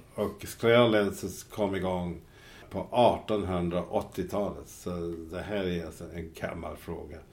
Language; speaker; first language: Swedish; native; Swedish